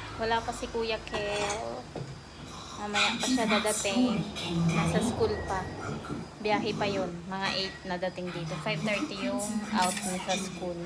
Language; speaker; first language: Filipino; non-native, local second language; Cebuano